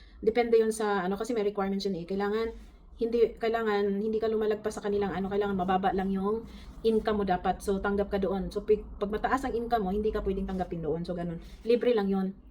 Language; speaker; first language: Filipino; native; Filipino